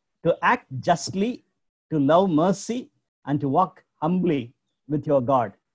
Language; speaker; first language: English; non-native, local second language; Tamil